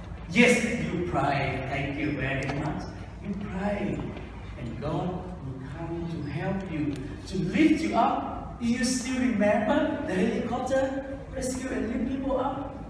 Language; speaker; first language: English; non-native, fluent; Vietnamese